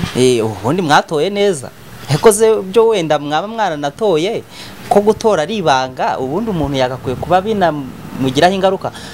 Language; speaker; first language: Kinyarwanda; native; Kinyarwanda